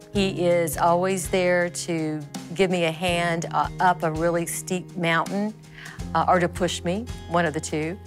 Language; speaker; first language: English; native; English